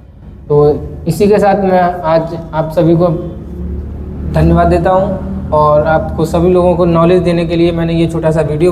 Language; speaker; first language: Hindi; native; Hindi